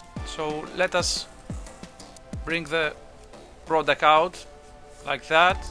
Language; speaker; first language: English; non-native, fluent; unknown